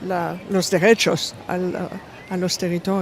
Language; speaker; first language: Spanish; non-native, fluent; French